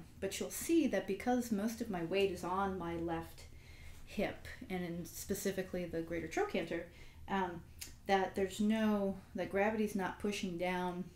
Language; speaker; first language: English; native; English